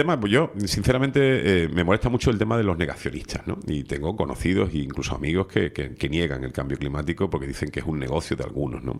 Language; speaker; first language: Spanish; native; Spanish